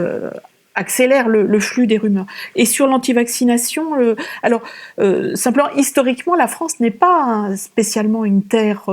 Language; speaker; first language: French; native; French